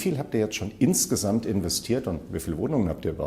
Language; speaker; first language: German; native; German